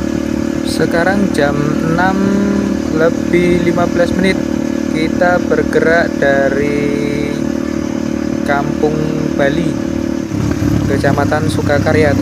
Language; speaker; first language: Indonesian; native; Indonesian